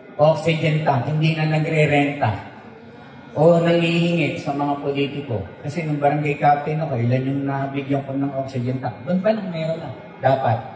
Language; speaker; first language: Filipino; native; Filipino